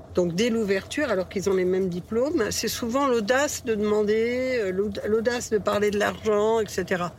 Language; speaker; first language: French; early bilingual, other home language; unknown